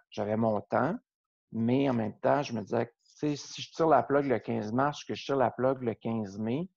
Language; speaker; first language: French; native; French